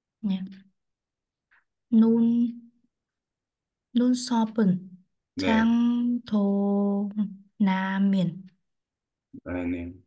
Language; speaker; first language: Korean; non-native, learner; Vietnamese